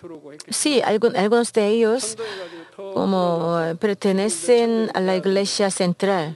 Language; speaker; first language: Spanish; non-native, learner; Korean